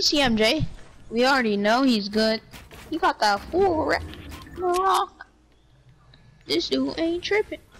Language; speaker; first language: English; native; English